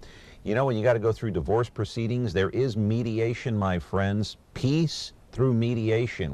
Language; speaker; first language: English; native; English